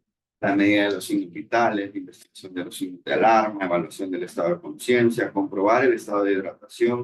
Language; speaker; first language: Spanish; native; Spanish